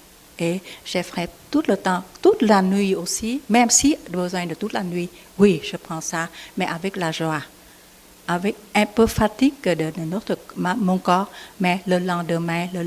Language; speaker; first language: French; non-native, learner; Vietnamese